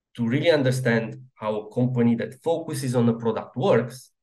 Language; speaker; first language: English; non-native, fluent; Romanian